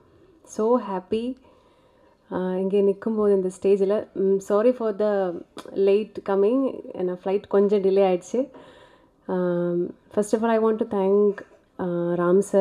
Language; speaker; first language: Tamil; non-native, local second language; Malayalam